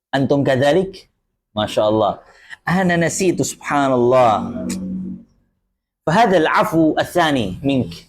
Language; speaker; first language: Arabic; non-native, fluent; Indonesian